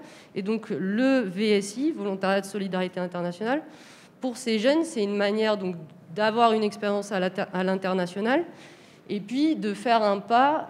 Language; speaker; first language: French; native; French